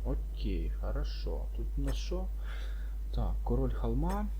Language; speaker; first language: Russian; non-native, local second language; Ukrainian